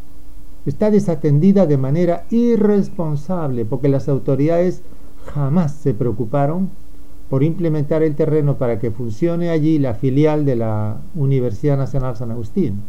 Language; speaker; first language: Spanish; native; Spanish